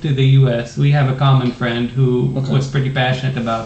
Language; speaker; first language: English; non-native, local second language; Filipino